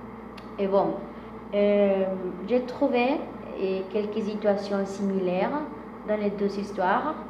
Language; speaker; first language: French; non-native, fluent; Spanish